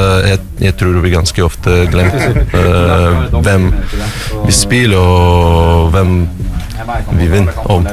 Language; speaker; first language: Norwegian; non-native, fluent; Russian